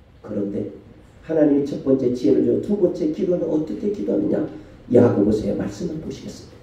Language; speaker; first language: Korean; native; Korean